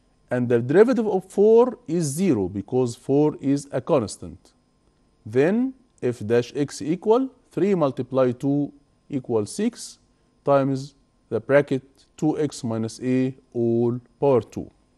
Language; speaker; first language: English; non-native, fluent; Arabic